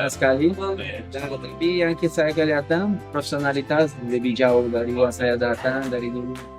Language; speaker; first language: Indonesian; non-native, fluent; Portuguese